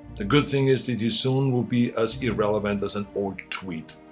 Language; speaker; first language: English; non-native, fluent; German